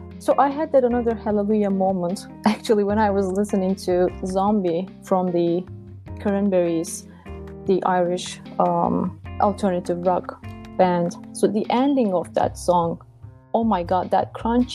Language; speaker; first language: English; non-native, fluent; Turkish